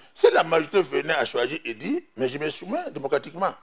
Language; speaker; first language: French; non-native, local second language; Mossi